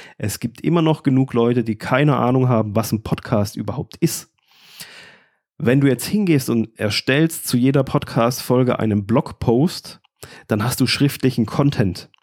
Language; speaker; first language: German; native; German